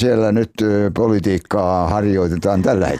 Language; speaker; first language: Finnish; native; Finnish